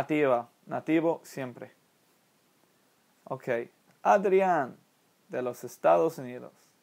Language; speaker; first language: Spanish; non-native, fluent; English